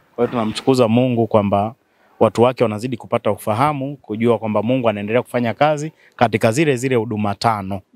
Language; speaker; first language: Swahili; native; Swahili